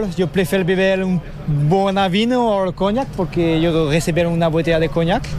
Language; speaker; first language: Spanish; non-native, learner; French